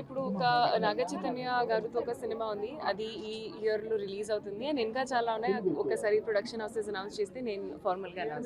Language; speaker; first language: Telugu; non-native, fluent; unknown